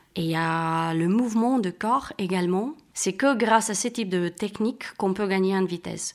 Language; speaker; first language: French; non-native, fluent; Romanian